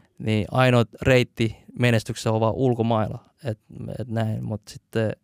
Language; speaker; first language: Finnish; early bilingual, other home language; Vietnamese